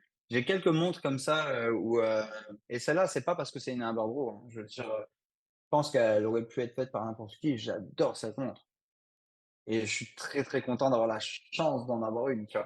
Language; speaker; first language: French; native; French